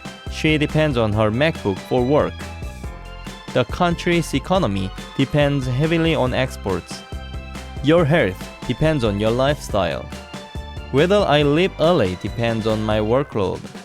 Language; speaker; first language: English; non-native, fluent; Korean